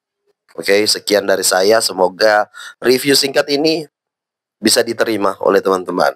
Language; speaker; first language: Indonesian; native; Indonesian